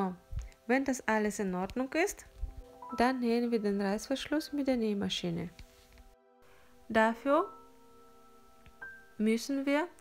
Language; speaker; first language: German; non-native, fluent; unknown